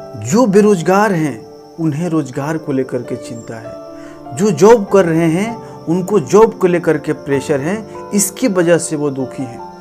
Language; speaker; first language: Hindi; native; Hindi